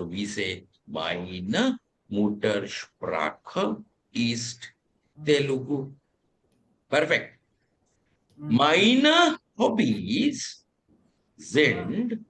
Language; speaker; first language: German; non-native, fluent; Telugu